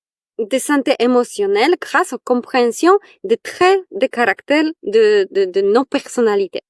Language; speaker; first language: French; non-native, fluent; Polish